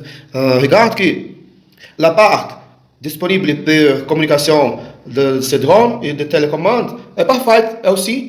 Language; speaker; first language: French; non-native, learner; Portuguese